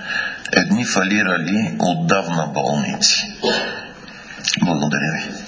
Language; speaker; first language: Bulgarian; native; Bulgarian